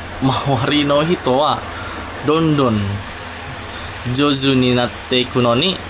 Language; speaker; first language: Japanese; non-native, learner; Indonesian